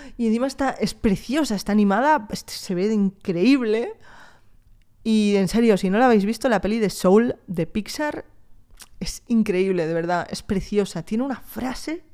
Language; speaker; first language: Spanish; early bilingual, other home language; French